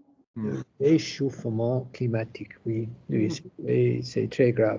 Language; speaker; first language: French; non-native, learner; English